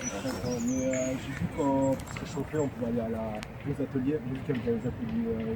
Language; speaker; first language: French; native; French